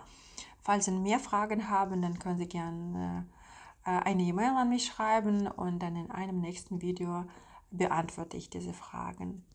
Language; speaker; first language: German; non-native, fluent; Russian